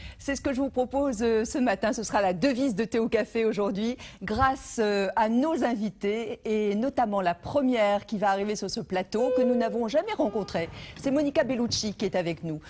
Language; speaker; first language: French; native; French